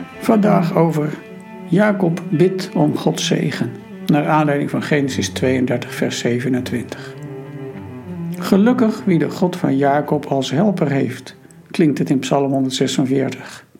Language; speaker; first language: Dutch; native; Dutch